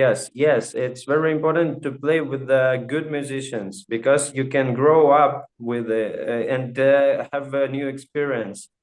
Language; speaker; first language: English; non-native, fluent; Russian